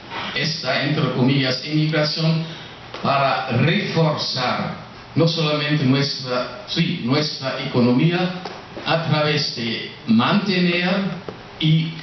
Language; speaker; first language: Spanish; non-native, fluent; German